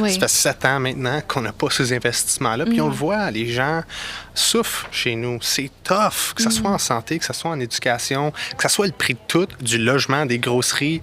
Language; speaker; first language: French; native; French